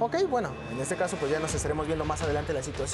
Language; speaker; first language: Spanish; native; Spanish